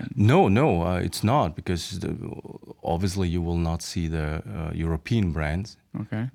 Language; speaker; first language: English; non-native, fluent; Mongolian